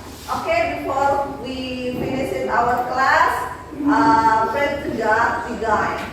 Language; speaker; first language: English; non-native, fluent; Indonesian